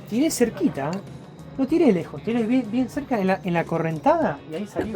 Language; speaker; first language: Spanish; native; Spanish